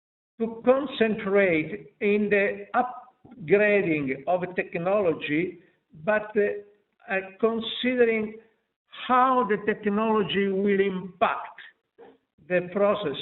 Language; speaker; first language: English; non-native, fluent; Italian